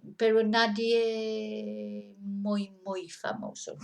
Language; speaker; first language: Spanish; non-native, fluent; English